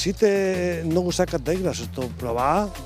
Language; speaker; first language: Macedonian; non-native, learner; Spanish